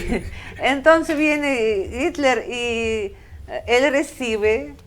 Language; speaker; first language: Spanish; non-native, fluent; Russian